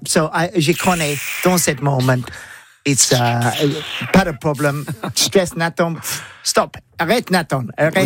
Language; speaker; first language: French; non-native, learner; English